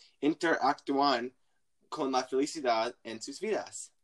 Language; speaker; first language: Spanish; non-native, learner; English